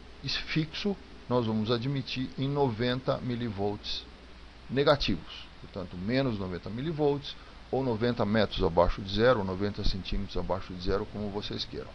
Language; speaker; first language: Portuguese; native; Portuguese